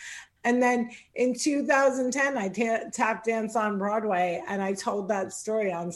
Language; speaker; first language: English; native; English